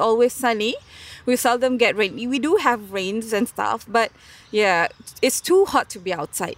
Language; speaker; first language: English; non-native, local second language; Malay